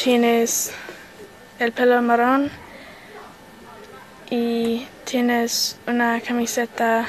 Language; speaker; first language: Spanish; non-native, learner; English